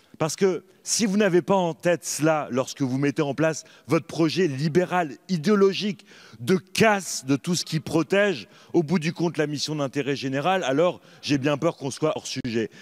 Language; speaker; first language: French; native; French